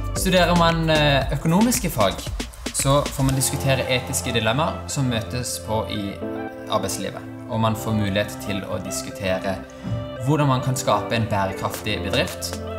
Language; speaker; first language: Norwegian; native; Norwegian